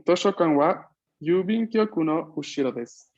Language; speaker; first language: Japanese; non-native, fluent; Spanish